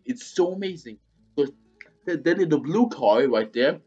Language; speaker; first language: English; non-native, fluent; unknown